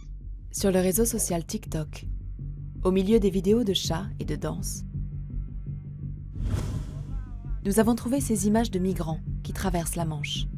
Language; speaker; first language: French; native; French